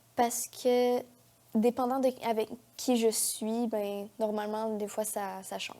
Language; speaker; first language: French; native; French